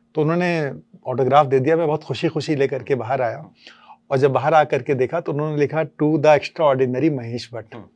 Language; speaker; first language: Hindi; native; Hindi